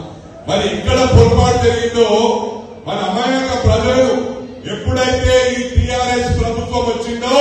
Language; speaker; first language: Telugu; native; Telugu